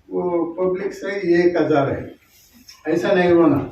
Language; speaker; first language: Hindi; non-native, local second language; Kannada